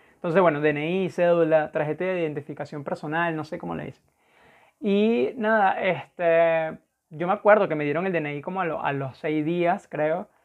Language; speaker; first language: Spanish; native; Spanish